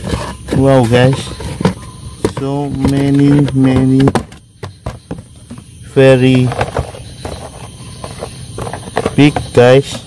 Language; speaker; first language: English; non-native, learner; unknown